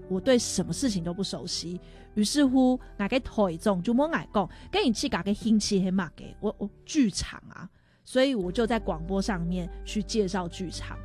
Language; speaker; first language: Chinese; native; Chinese